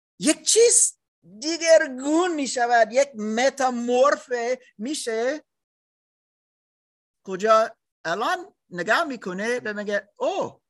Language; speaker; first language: Persian; non-native, learner; English